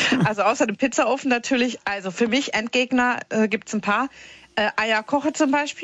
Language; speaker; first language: German; native; German